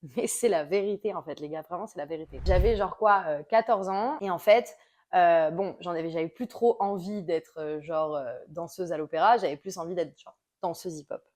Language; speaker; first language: French; native; French